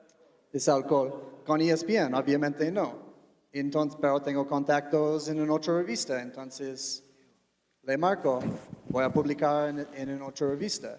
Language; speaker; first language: Spanish; non-native, fluent; English